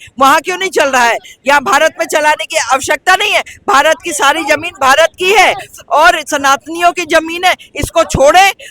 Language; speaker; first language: Hindi; native; Hindi